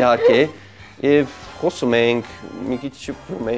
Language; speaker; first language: Armenian; non-native, learner; English